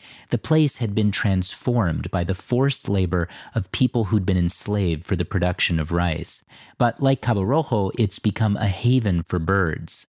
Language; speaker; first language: English; native; English